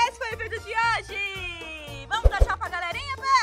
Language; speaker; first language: Portuguese; native; Portuguese